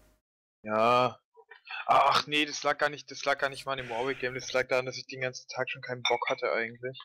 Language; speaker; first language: German; native; German